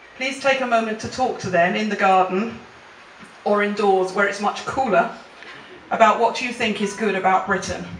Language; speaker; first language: English; native; English